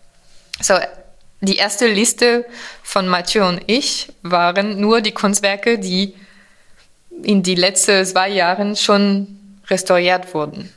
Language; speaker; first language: German; non-native, fluent; French